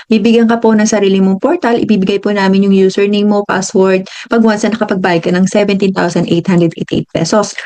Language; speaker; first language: Filipino; non-native, local second language; Hiligaynon